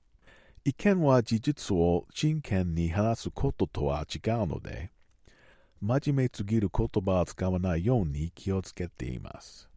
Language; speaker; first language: Japanese; non-native, learner; English